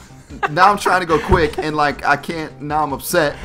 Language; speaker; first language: English; native; English